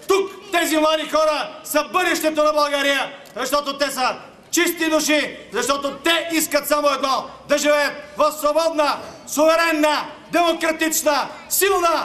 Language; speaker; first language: Bulgarian; native; Bulgarian